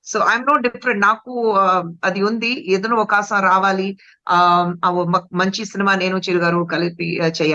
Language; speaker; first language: Telugu; non-native, local second language; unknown